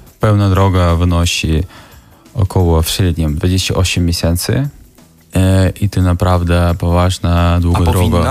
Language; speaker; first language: Polish; non-native, fluent; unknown